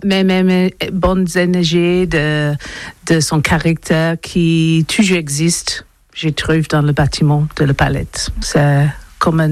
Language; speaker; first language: French; non-native, learner; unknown